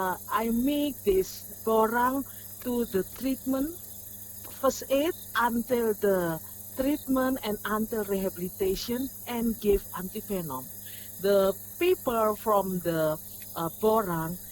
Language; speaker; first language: English; non-native, learner; Indonesian